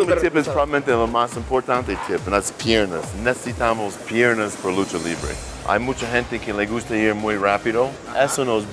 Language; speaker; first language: Spanish; non-native, learner; English